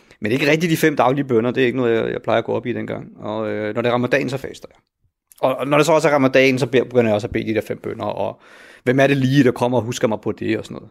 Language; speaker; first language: Danish; early bilingual, other home language; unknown